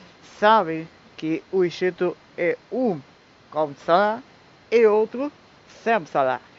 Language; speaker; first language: Portuguese; non-native, learner; Spanish